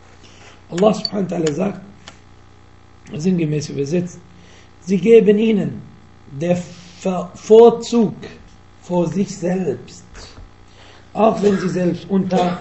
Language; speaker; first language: German; non-native, fluent; Arabic